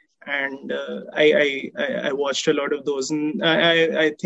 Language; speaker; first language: English; non-native, local second language; Hindi